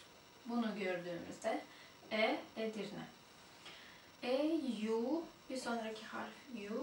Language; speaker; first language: Turkish; non-native, fluent; Russian